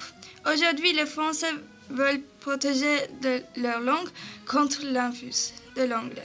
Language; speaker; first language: French; non-native, learner; Turkish